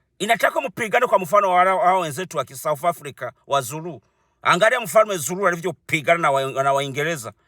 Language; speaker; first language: Swahili; non-native, local second language; Rundi